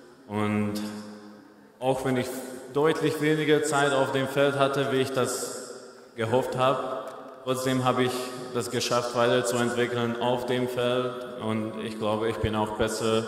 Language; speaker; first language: German; non-native, fluent; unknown